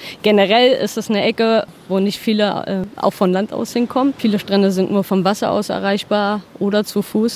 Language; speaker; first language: German; native; German